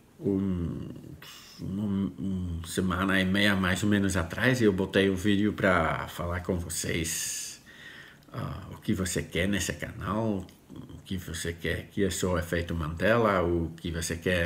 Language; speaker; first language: Portuguese; non-native, learner; Dutch